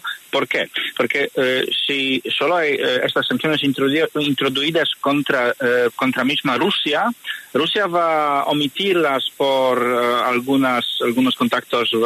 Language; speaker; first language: Spanish; non-native, fluent; Polish